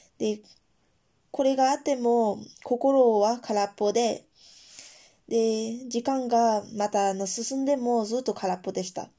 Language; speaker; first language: Japanese; non-native, fluent; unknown